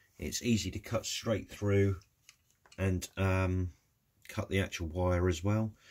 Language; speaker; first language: English; native; English